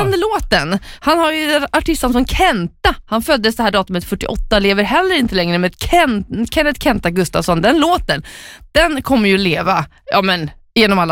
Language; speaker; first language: Swedish; native; Swedish